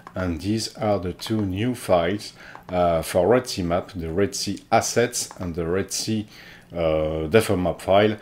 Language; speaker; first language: English; non-native, fluent; French